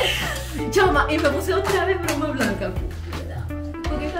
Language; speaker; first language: Spanish; native; Spanish